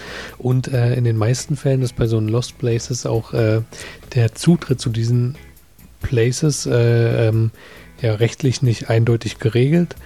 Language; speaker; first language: German; native; German